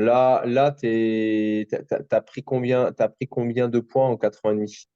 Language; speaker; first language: French; native; French